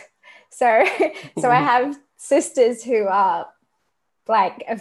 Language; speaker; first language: English; native; English